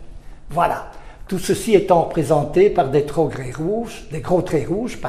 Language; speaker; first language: French; native; French